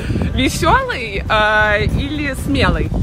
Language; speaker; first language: Russian; native; Russian